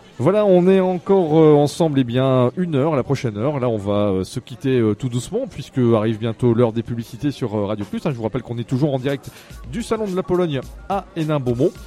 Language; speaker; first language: French; native; French